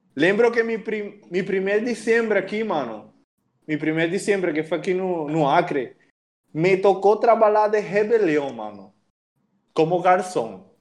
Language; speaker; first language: Portuguese; non-native, fluent; Spanish